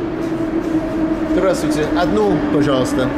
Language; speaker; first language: Russian; non-native, learner; English